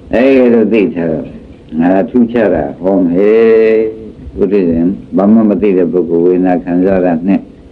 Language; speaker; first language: Burmese; native; Burmese